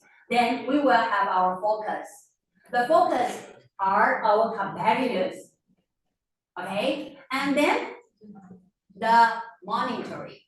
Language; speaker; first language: English; non-native, fluent; Chinese